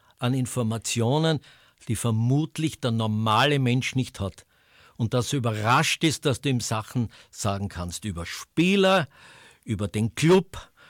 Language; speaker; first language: German; native; German